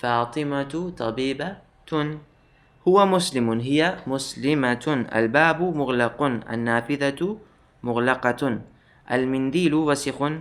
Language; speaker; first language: Arabic; non-native, fluent; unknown